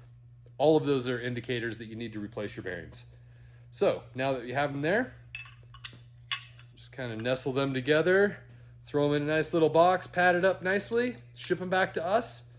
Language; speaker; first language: English; native; English